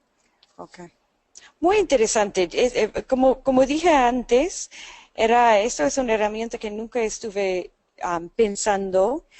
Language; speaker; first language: Spanish; non-native, fluent; English